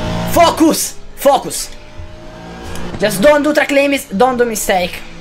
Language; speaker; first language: English; non-native, fluent; Italian